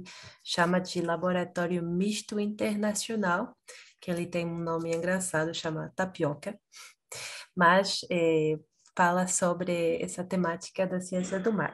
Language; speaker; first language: Portuguese; non-native, fluent; Spanish